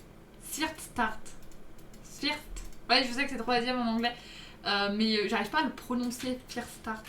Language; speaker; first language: French; native; French